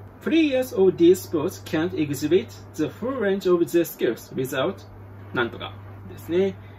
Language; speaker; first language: English; non-native, fluent; Japanese